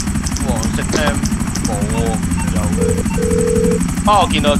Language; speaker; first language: Chinese; native; Chinese